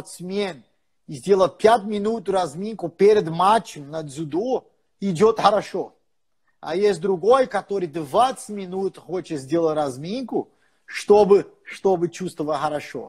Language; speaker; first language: Russian; non-native, fluent; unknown